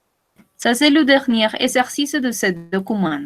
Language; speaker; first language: French; non-native, fluent; Spanish